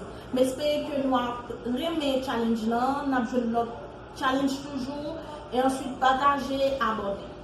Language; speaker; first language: French; non-native, learner; Haitian Creole